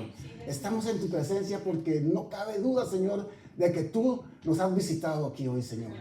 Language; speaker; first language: Spanish; native; Spanish